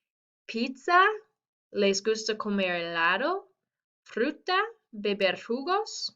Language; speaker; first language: Spanish; non-native, fluent; English